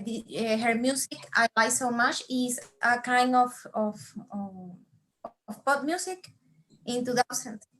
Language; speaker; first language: English; non-native, learner; Spanish